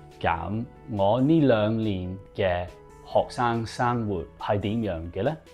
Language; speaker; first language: Cantonese; non-native, fluent; English